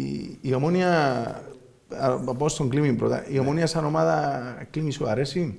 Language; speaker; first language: Greek; native; Greek